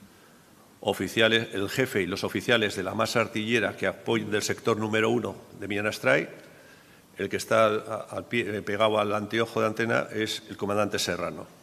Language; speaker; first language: Spanish; native; Spanish